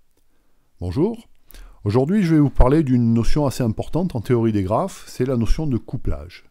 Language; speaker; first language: French; native; French